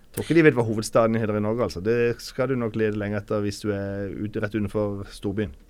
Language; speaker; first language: Norwegian; native; Norwegian